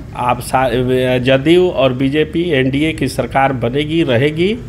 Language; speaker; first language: Hindi; native; Hindi